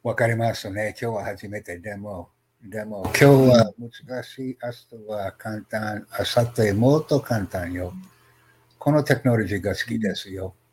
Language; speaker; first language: Japanese; non-native, learner; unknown